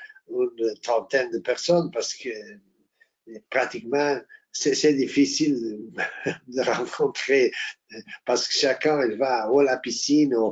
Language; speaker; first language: French; non-native, fluent; Portuguese